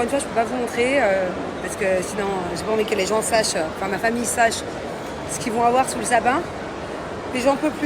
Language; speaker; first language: French; native; French